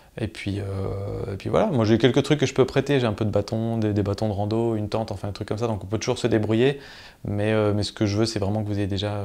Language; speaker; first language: French; native; French